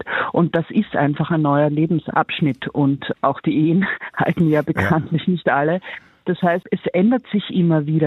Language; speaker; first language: German; native; German